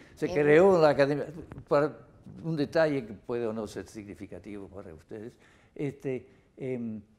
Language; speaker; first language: Spanish; non-native, fluent; English